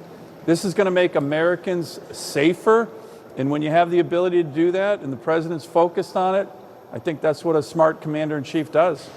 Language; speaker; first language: English; native; English